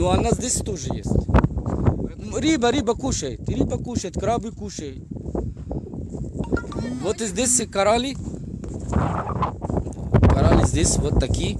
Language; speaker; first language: Russian; non-native, learner; Arabic